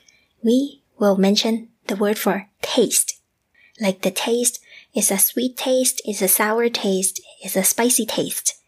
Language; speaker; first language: English; non-native, local second language; Thai